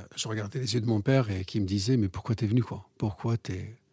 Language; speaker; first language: French; non-native, local second language; Arabic